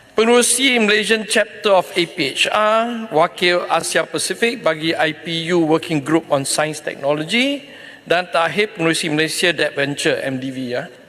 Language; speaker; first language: Malay; non-native, local second language; Chinese